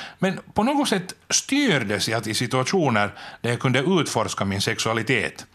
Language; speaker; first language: Swedish; native; Swedish